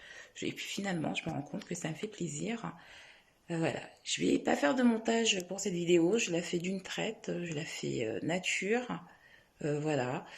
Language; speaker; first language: French; native; French